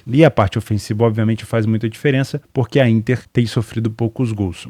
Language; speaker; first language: Portuguese; native; Portuguese